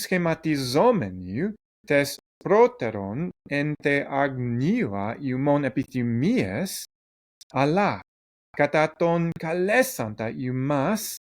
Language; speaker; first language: Greek; non-native, fluent; English